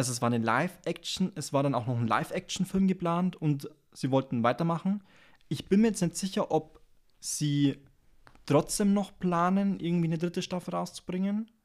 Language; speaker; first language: German; native; German